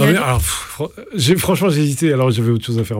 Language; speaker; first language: French; native; French